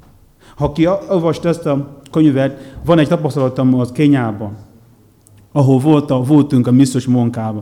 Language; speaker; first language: Hungarian; non-native, learner; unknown